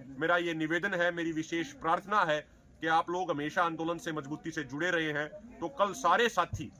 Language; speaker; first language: Hindi; native; Hindi